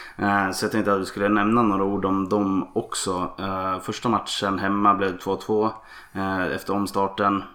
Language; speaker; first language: Swedish; native; Swedish